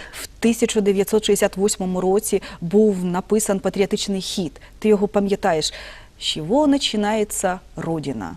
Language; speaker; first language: Ukrainian; native; Ukrainian